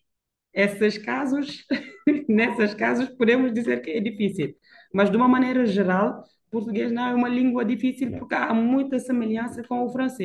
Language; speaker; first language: Portuguese; non-native, fluent; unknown